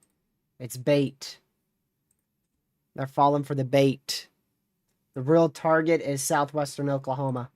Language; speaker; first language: English; native; English